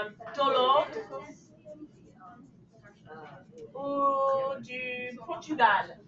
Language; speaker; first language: French; non-native, fluent; English